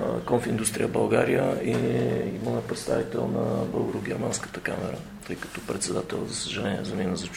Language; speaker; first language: Bulgarian; native; Bulgarian